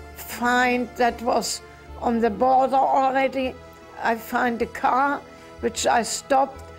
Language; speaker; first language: English; non-native, learner; German